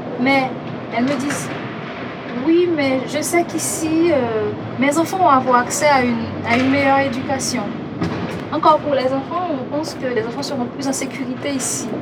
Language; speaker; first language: French; non-native, local second language; Haitian Creole